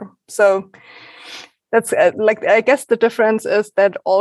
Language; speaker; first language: English; non-native, fluent; German